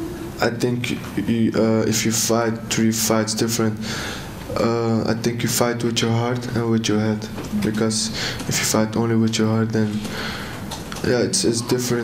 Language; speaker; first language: English; non-native, learner; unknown